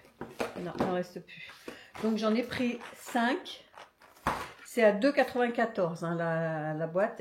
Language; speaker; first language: French; native; French